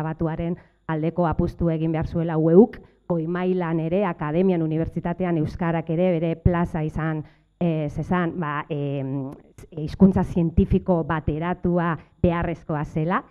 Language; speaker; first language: Basque; native; Basque